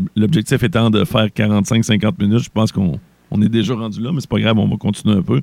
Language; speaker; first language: French; native; French